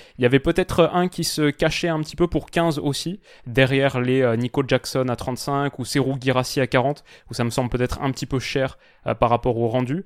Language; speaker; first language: French; native; French